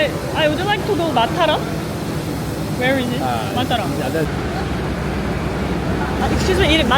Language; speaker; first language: English; non-native, learner; Korean